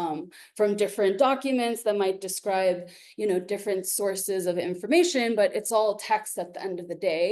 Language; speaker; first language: English; native; English